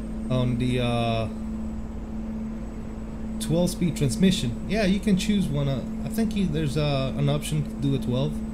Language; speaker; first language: English; early bilingual, other home language; Italian